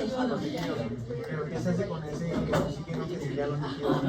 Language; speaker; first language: Spanish; native; Spanish